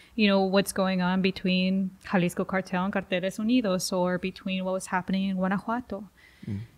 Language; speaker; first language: English; early bilingual, other home language; Spanish